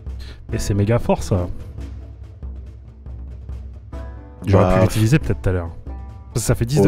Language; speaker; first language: French; native; French